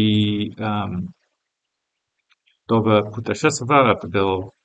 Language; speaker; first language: Russian; non-native, learner; English